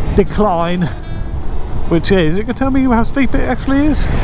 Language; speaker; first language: English; native; English